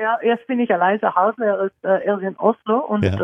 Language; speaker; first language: German; non-native, fluent; Norwegian